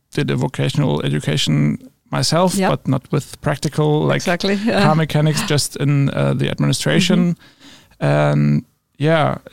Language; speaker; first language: English; non-native, fluent; German